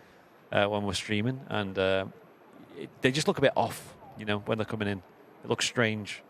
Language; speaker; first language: English; native; English